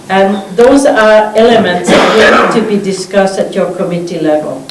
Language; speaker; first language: English; non-native, fluent; French